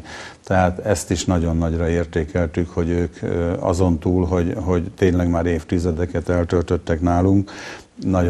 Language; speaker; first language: Hungarian; native; Hungarian